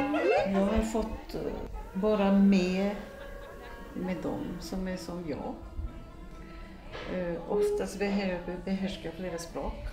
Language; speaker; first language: Swedish; non-native, learner; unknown